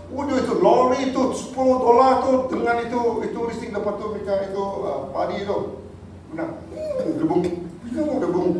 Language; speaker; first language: Malay; non-native, local second language; Chinese